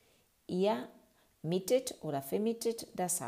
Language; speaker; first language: German; non-native, fluent; Spanish